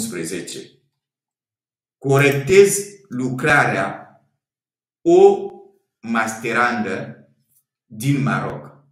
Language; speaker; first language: Romanian; non-native, fluent; French